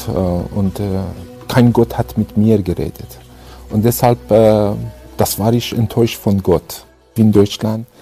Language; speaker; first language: German; non-native, fluent; Persian